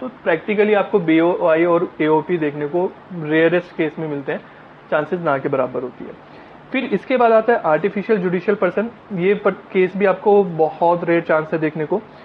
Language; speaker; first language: Hindi; native; Hindi